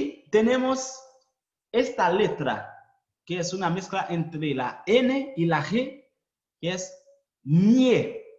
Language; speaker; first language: Spanish; non-native, fluent; Haitian Creole